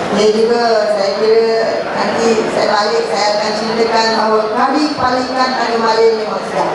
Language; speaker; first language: Malay; native; Malay